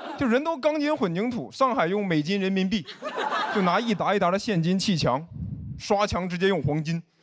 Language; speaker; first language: Chinese; native; Chinese